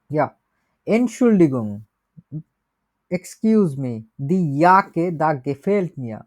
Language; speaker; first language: German; non-native, learner; Bangla